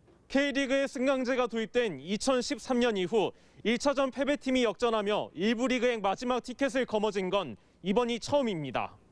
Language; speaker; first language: Korean; native; Korean